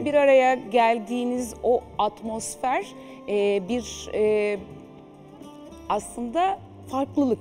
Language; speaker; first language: Turkish; native; Turkish